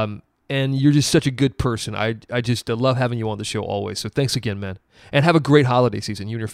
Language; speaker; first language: English; native; English